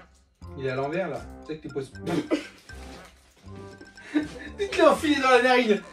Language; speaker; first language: French; native; French